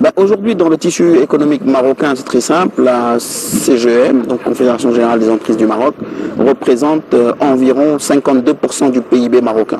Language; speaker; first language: French; non-native, local second language; Wolof